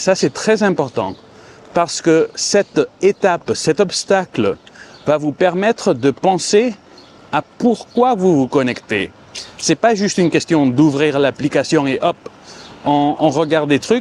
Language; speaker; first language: French; non-native, fluent; Spanish